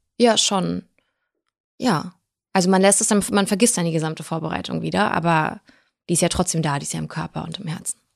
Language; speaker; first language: German; early bilingual, other home language; Russian